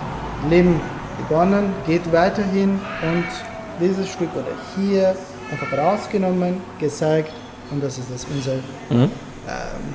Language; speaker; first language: German; non-native, learner; Turkish